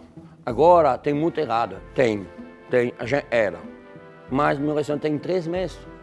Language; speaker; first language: Portuguese; non-native, fluent; French